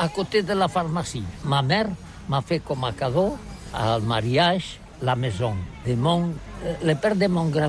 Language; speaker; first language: French; non-native, learner; Catalan